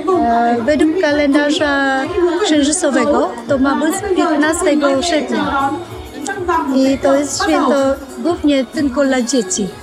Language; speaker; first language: Polish; non-native, learner; Vietnamese